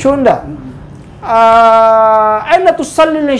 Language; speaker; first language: Arabic; non-native, fluent; Indonesian